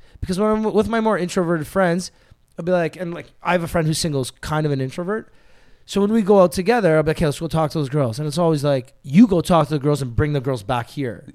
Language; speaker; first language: English; native; English